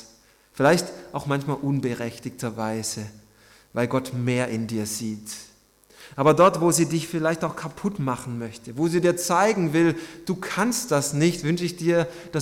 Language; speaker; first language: German; native; German